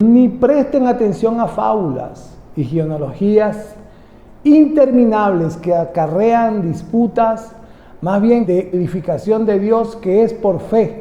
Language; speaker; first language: Spanish; native; Spanish